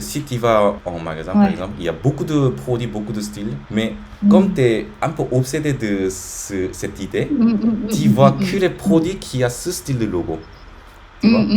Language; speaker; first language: French; native; French